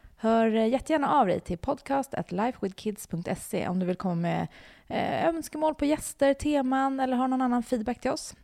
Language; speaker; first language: Swedish; native; Swedish